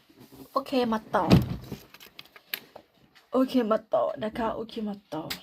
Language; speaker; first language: Korean; non-native, learner; Thai